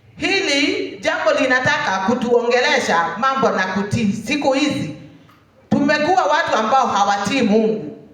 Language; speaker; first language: Swahili; non-native, local second language; Kikuyu